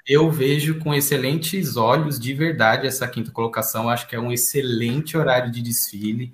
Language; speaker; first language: Portuguese; native; Portuguese